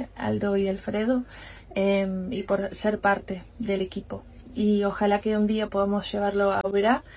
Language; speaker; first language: Spanish; non-native, fluent; English